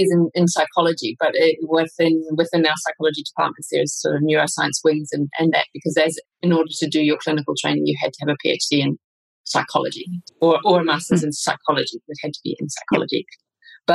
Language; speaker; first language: English; native; English